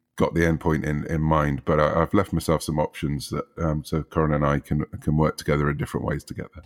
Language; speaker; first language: English; native; English